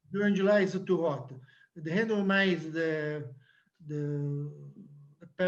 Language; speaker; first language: English; non-native, learner; Italian